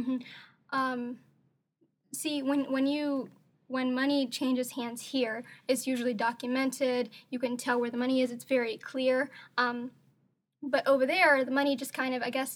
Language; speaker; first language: English; non-native, local second language; Somali